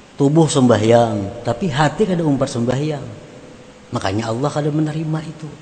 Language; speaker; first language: Indonesian; non-native, local second language; Banjar